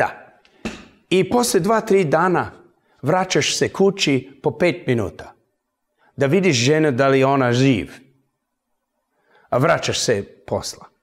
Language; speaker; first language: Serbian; early bilingual, heritage; English